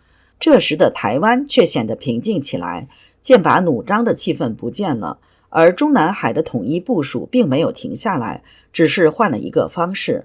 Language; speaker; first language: Chinese; native; Chinese